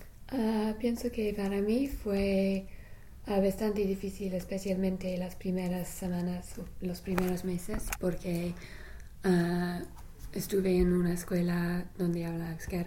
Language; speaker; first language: Spanish; non-native, fluent; English